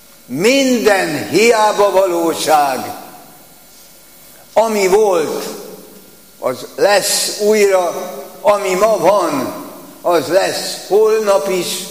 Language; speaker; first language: Hungarian; native; Hungarian